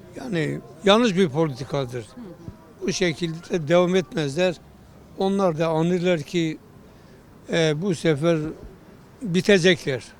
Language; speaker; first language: Turkish; non-native, local second language; Kurdish